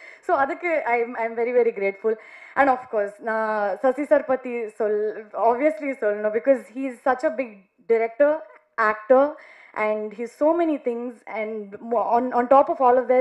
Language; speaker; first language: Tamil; non-native, learner; Kannada